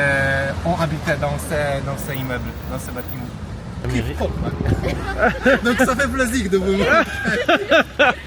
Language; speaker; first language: French; non-native, fluent; Polish